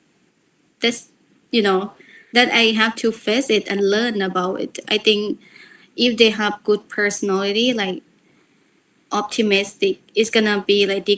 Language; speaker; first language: English; non-native, learner; Thai